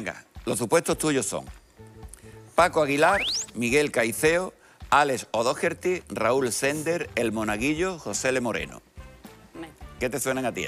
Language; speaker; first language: Spanish; native; Spanish